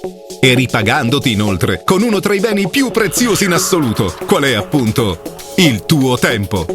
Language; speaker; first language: Italian; native; Italian